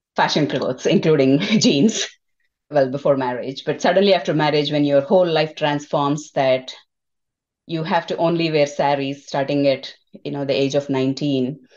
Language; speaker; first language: English; non-native, local second language; Telugu